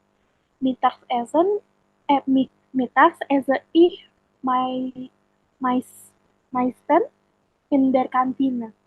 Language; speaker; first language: German; non-native, learner; Indonesian